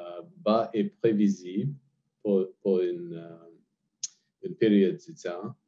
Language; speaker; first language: French; non-native, fluent; English